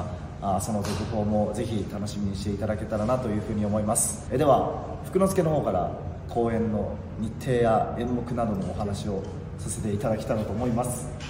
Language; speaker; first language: Japanese; native; Japanese